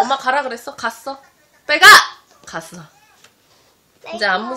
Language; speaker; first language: Korean; native; Korean